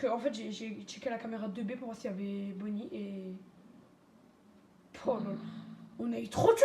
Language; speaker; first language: French; native; French